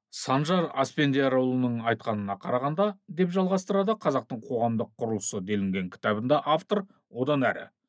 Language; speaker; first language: Kazakh; native; Kazakh